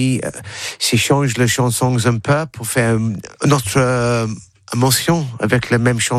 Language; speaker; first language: French; non-native, learner; English